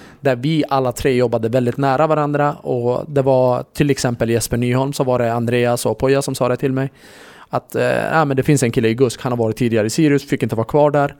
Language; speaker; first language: Swedish; early bilingual, other home language; Kurdish